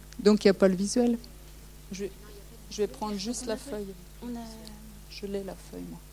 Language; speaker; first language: French; native; French